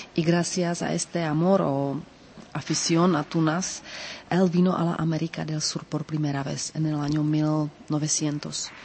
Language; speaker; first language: Spanish; non-native, fluent; Czech